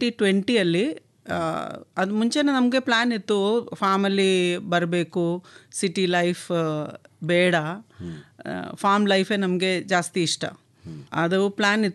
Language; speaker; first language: Kannada; non-native, local second language; Malayalam